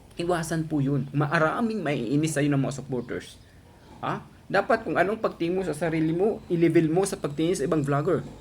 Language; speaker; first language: Filipino; native; Filipino